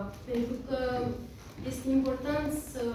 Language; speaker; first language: Romanian; early bilingual, heritage; French